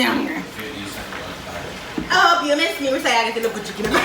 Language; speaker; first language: English; native; English